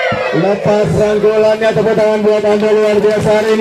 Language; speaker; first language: Indonesian; non-native, local second language; Javanese